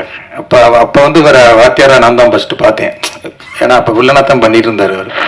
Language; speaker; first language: Tamil; native; Tamil